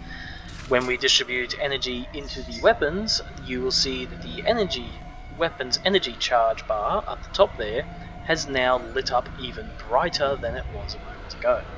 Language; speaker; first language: English; native; English